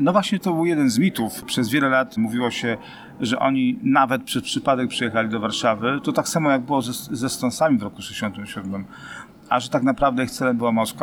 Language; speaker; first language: Polish; native; Polish